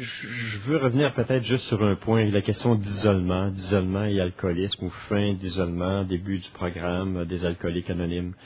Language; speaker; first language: French; native; French